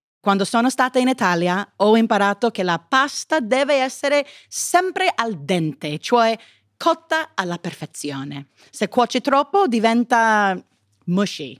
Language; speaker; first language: Italian; non-native, fluent; English